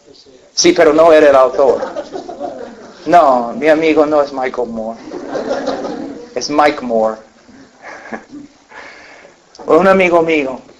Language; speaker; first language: Spanish; non-native, fluent; English